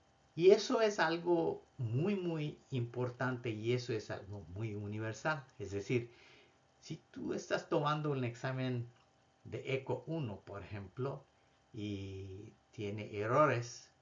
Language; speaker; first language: Spanish; non-native, fluent; Bangla